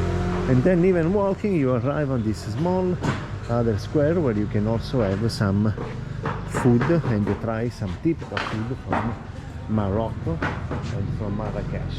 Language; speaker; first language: English; non-native, fluent; Italian